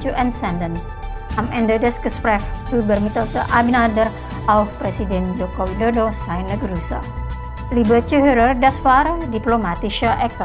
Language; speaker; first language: German; non-native, fluent; Indonesian